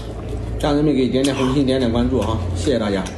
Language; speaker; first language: Chinese; native; Chinese